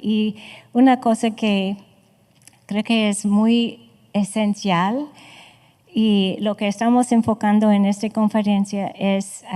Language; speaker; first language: Spanish; non-native, fluent; English